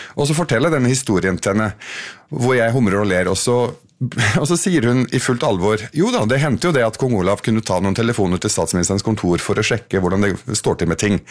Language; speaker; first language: Norwegian; early bilingual, other home language; Arabic